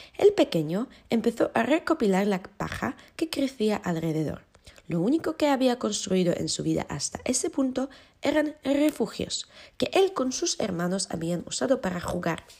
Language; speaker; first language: Spanish; non-native, fluent; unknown